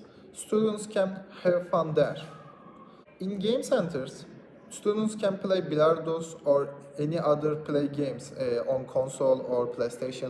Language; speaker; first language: English; non-native, learner; Turkish